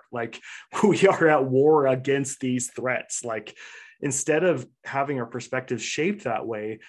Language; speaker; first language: English; native; English